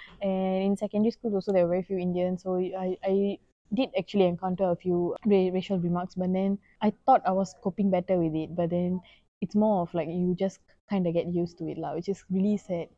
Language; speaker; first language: English; non-native, local second language; Tamil